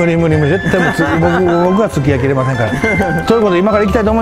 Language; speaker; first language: Japanese; native; Japanese